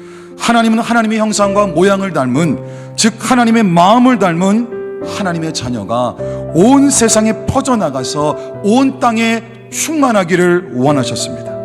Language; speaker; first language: Korean; native; Korean